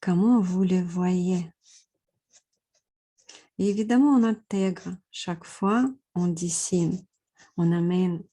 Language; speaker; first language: French; non-native, fluent; Russian